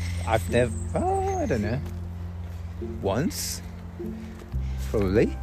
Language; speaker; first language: English; non-native, fluent; Korean